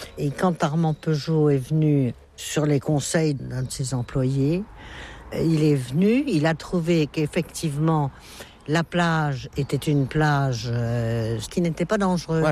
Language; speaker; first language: French; native; French